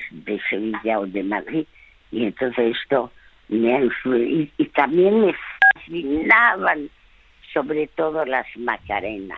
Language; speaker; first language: Spanish; early bilingual, other home language; French